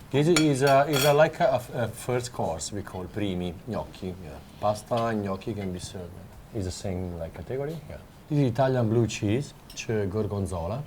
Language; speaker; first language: English; non-native, fluent; Italian